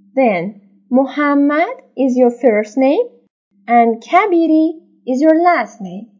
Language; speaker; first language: English; non-native, fluent; Persian